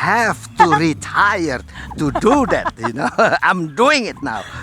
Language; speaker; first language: English; non-native, fluent; Indonesian